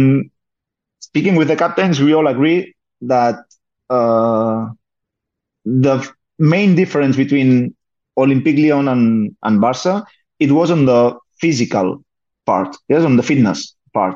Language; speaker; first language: English; non-native, fluent; Spanish